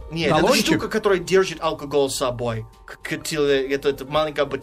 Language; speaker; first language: Russian; non-native, fluent; English